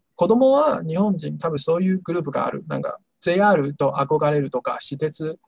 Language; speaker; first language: Japanese; non-native, fluent; Chinese